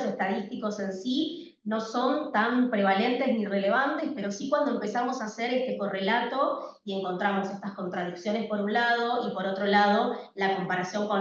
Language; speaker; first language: Spanish; native; Spanish